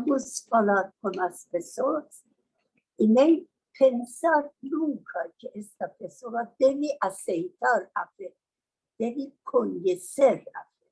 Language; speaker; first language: Portuguese; non-native, learner; Persian